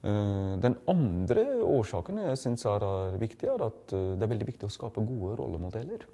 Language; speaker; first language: Norwegian; non-native, fluent; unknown